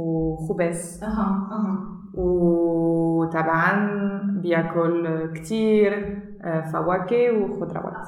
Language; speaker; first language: Arabic; non-native, learner; German